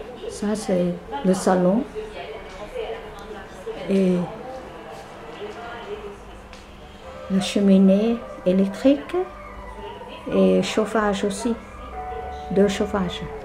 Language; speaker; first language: French; non-native, fluent; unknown